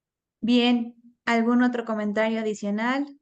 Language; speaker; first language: Spanish; native; Spanish